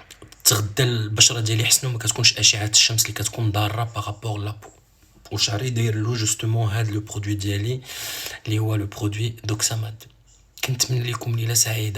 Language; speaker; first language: Arabic; native; Arabic